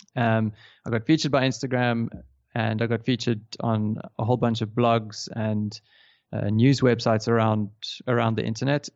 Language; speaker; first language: English; native; English